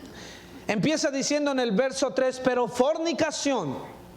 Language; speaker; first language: Spanish; native; Spanish